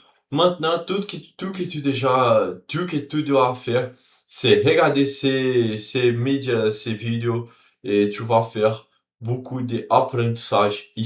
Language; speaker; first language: French; non-native, learner; Portuguese